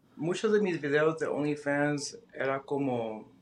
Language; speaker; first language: Spanish; early bilingual, heritage; Spanish